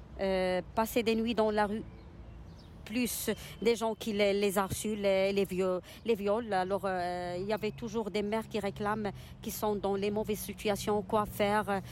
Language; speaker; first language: French; non-native, local second language; Arabic